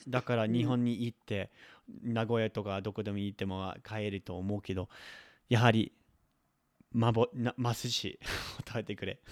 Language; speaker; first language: Japanese; non-native, fluent; English